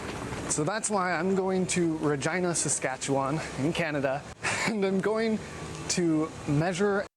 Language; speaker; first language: English; native; English